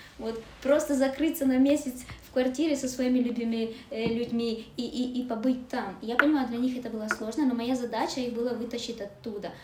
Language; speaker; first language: Russian; native; Russian